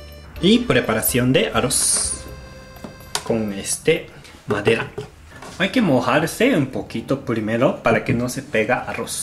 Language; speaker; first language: Spanish; non-native, fluent; Japanese